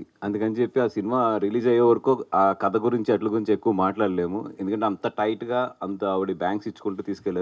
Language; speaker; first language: Telugu; native; Telugu